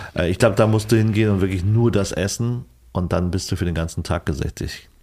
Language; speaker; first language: German; early bilingual, other home language; Vietnamese